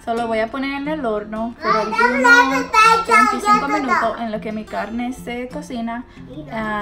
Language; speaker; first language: Spanish; early bilingual, heritage; Spanish